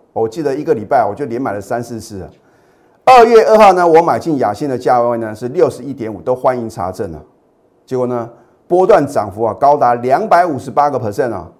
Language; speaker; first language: Chinese; native; Chinese